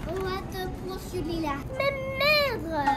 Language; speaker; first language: French; early bilingual, heritage; French